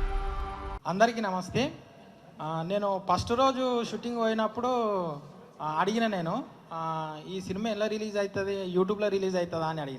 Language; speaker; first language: Telugu; native; Telugu